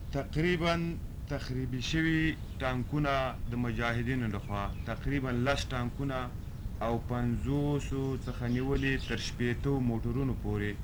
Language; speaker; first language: Pashto; native; Pashto